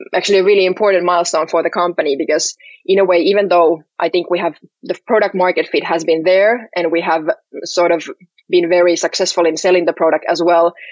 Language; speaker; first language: English; non-native, fluent; Finnish